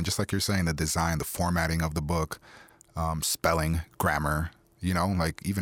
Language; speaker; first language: English; early bilingual, other home language; Spanish